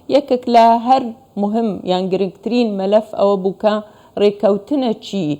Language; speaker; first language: Central Kurdish; non-native, local second language; Kurdish